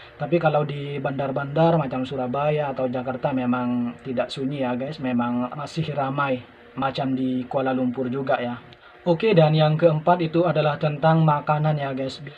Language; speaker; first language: Indonesian; non-native, local second language; Madurese